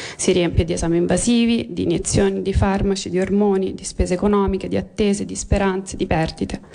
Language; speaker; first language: Italian; native; Italian